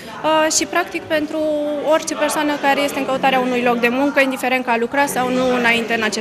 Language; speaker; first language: Romanian; native; Romanian